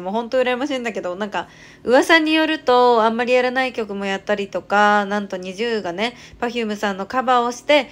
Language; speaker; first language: Japanese; native; Japanese